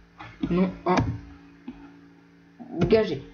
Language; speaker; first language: French; native; French